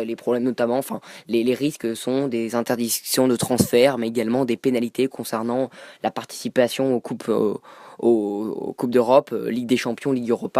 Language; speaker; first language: French; native; French